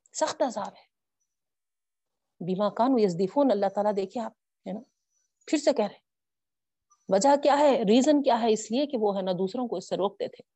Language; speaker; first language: Urdu; native; Urdu